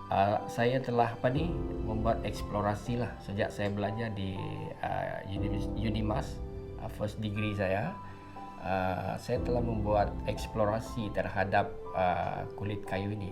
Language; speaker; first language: Indonesian; non-native, local second language; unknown